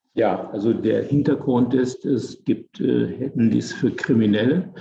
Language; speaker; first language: German; native; German